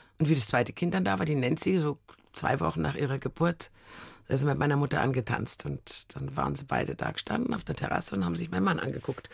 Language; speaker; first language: German; native; German